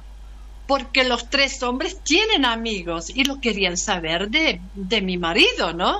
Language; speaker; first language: Spanish; non-native, learner; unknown